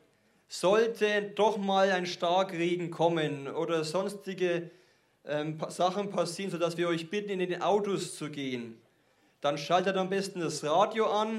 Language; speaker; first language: German; native; German